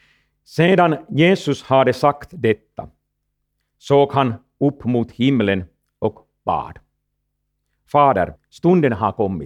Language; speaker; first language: Swedish; non-native, fluent; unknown